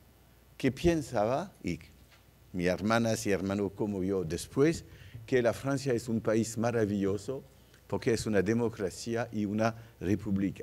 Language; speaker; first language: Spanish; non-native, fluent; French